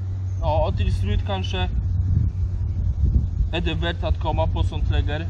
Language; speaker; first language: Swedish; non-native, fluent; Polish